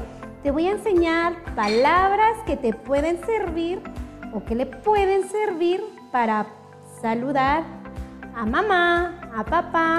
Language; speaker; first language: Spanish; non-native, local second language; Kʼicheʼ